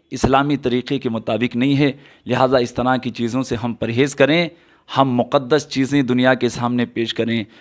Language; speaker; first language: Hindi; native; Hindi